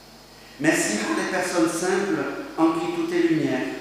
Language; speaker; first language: French; native; French